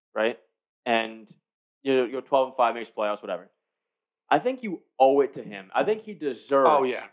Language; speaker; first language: English; native; English